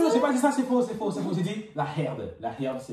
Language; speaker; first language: French; native; French